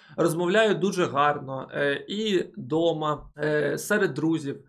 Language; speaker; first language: Ukrainian; non-native, local second language; Russian